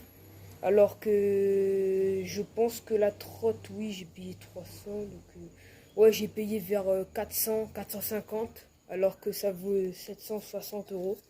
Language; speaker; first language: French; native; French